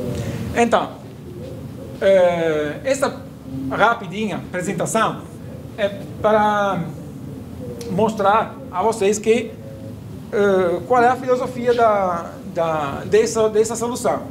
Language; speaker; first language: Portuguese; non-native, fluent; Italian